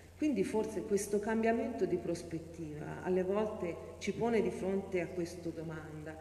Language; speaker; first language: Italian; native; Italian